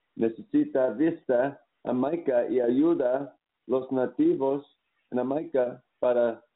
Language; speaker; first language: Spanish; non-native, learner; English